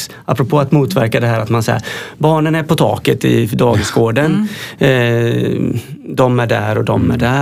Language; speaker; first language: Swedish; native; Swedish